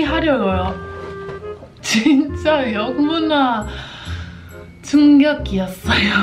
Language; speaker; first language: Korean; non-native, fluent; English